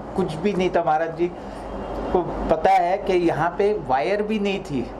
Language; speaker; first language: Hindi; non-native, local second language; Marathi